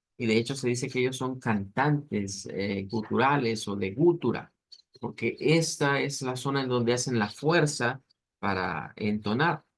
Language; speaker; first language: Spanish; native; Spanish